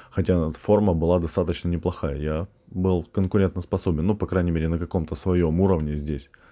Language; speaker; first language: Russian; native; Russian